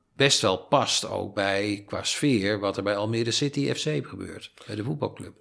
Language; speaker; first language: Dutch; native; Dutch